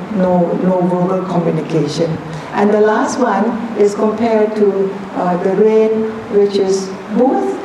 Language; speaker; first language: English; non-native, fluent; Thai